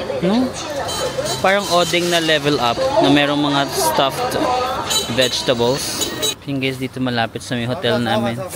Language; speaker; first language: Filipino; non-native, local second language; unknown